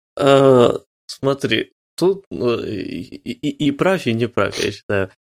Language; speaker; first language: Russian; native; Russian